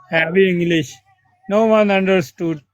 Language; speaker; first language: English; non-native, learner; Hindi